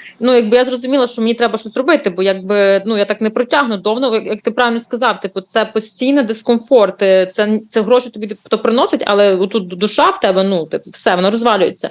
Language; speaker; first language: Ukrainian; native; Ukrainian